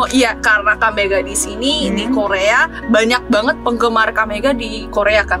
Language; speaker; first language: Indonesian; non-native, fluent; Korean